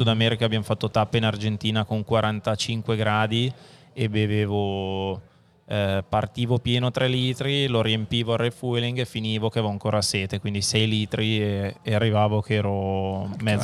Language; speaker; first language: Italian; native; Italian